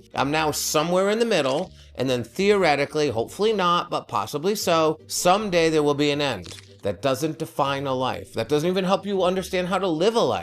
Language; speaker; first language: English; native; English